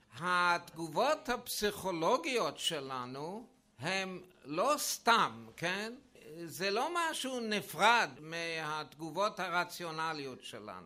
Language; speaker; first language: Hebrew; non-native, fluent; English